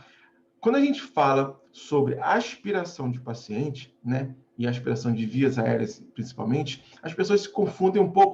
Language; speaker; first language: Portuguese; native; Portuguese